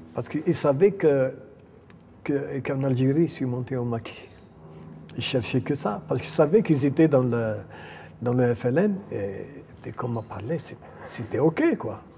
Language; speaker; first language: French; non-native, local second language; Arabic